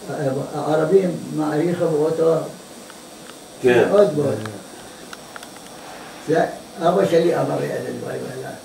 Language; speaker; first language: Hebrew; non-native, learner; Arabic